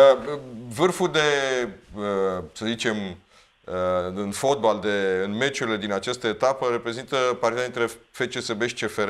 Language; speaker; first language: Romanian; native; Romanian